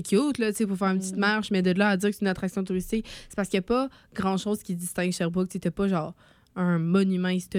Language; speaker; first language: French; native; French